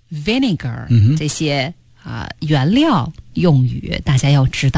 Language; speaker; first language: Chinese; native; Chinese